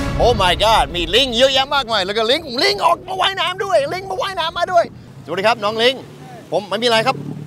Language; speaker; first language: Thai; non-native, fluent; English